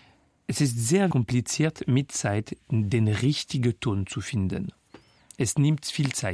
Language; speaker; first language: German; non-native, fluent; French